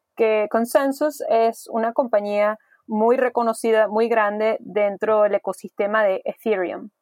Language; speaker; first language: Spanish; early bilingual, heritage; Spanish